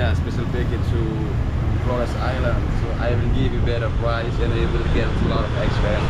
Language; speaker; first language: English; non-native, learner; Indonesian